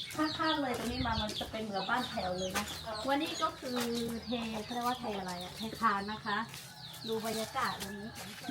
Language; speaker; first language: Thai; non-native, local second language; Lahu